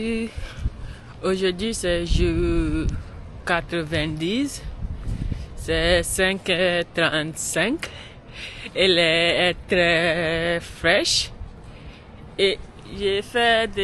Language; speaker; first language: French; non-native, learner; English